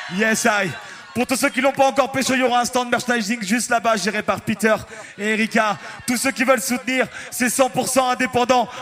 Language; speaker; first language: French; native; French